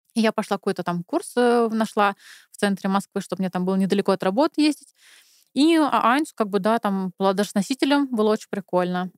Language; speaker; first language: Russian; native; Russian